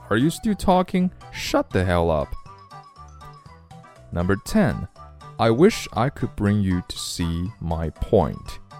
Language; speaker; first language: English; non-native, fluent; Chinese